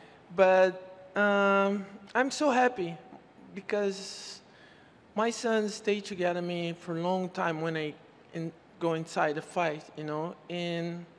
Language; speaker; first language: English; non-native, learner; Portuguese